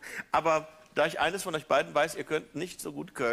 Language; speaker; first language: German; native; German